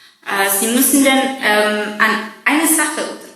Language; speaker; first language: German; non-native, learner; Indonesian